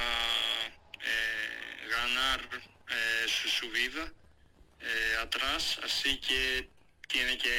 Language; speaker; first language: Spanish; non-native, fluent; Greek